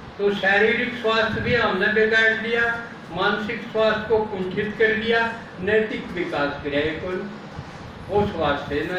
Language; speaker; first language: Hindi; native; Hindi